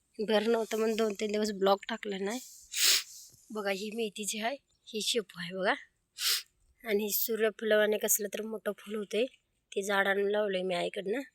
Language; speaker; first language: Marathi; non-native, local second language; Kannada